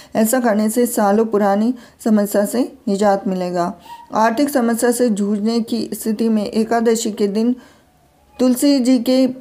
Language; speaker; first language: Hindi; native; Hindi